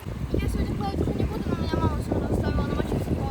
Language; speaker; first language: Russian; native; Russian